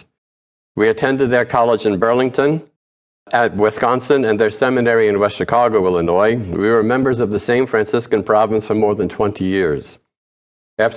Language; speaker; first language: English; early bilingual, other home language; Polish